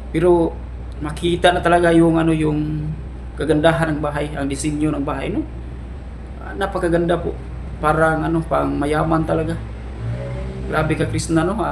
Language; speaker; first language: Filipino; non-native, local second language; Cebuano